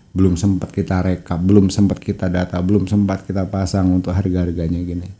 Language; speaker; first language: Indonesian; non-native, local second language; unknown